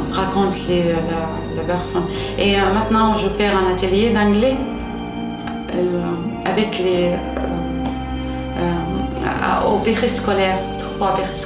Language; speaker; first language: French; non-native, learner; Arabic